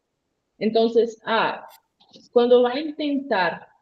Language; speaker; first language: Spanish; non-native, learner; Portuguese